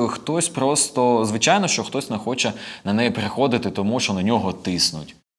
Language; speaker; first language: Ukrainian; non-native, local second language; Russian